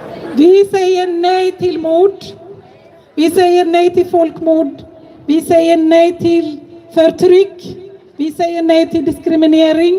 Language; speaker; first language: Swedish; non-native, fluent; Tigrinya